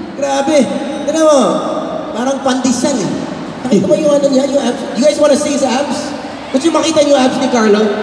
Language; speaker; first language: Filipino; native; Filipino